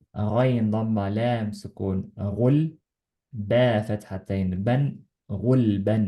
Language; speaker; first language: Arabic; non-native, learner; Estonian